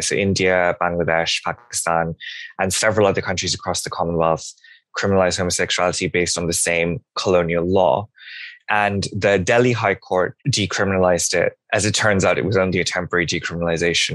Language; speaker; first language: English; non-native, local second language; Bangla